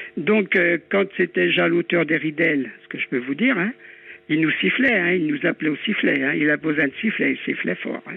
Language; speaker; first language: French; native; French